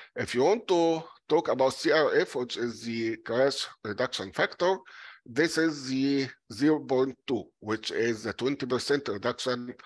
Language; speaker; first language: English; non-native, fluent; Arabic